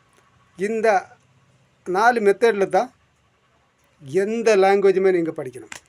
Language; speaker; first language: Tamil; non-native, local second language; Malayalam